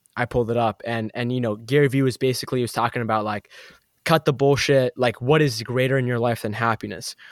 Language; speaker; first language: English; native; English